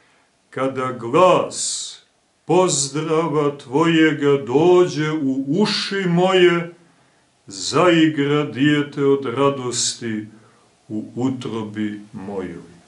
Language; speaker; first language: Serbian; native; Serbian